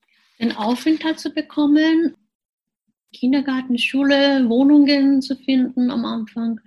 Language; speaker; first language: German; non-native, fluent; Japanese